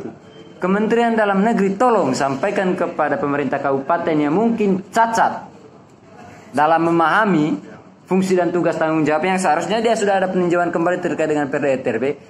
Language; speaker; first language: Indonesian; native; Indonesian